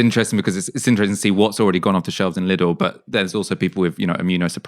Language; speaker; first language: English; native; English